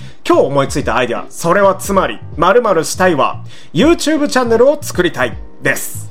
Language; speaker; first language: Japanese; native; Japanese